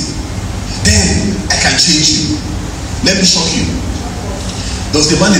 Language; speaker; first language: English; non-native, local second language; Yoruba